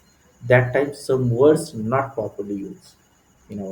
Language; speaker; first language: English; non-native, learner; Marathi